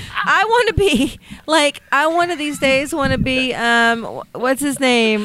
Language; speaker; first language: English; native; English